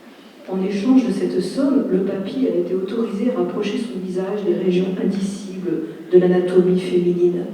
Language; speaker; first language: French; native; French